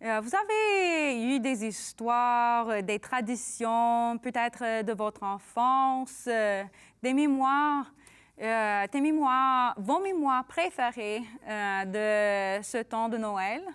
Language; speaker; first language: French; non-native, learner; English